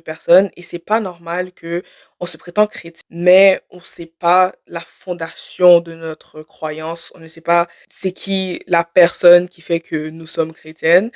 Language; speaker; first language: French; native; French